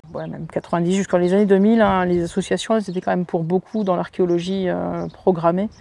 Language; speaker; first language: French; native; French